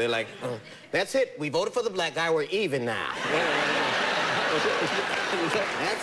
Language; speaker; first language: English; native; English